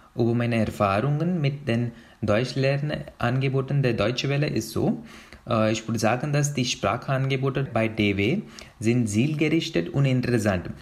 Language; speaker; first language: German; non-native, learner; Hindi